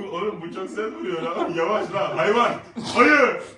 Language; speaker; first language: Turkish; non-native, fluent; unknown